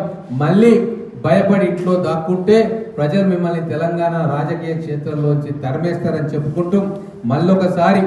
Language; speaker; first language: Telugu; native; Telugu